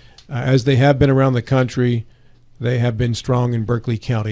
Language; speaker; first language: English; native; English